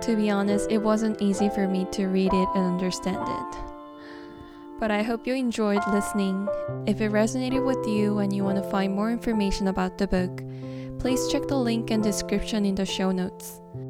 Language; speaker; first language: English; non-native, fluent; Korean